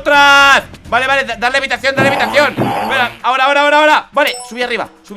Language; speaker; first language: Spanish; native; Spanish